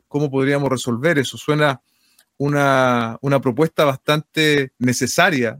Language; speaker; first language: Spanish; native; Spanish